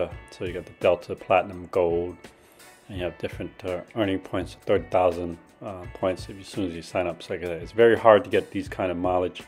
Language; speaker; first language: English; native; English